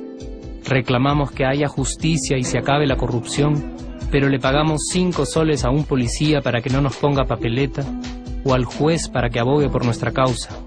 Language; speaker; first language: Spanish; native; Spanish